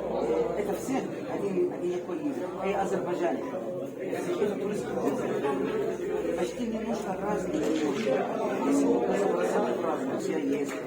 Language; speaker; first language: Russian; non-native, learner; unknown